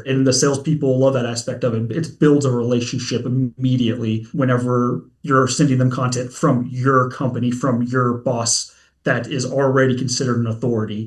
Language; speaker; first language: English; native; English